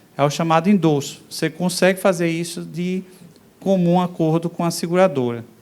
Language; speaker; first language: Portuguese; native; Portuguese